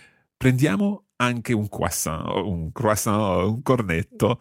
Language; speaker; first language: Italian; non-native, fluent; English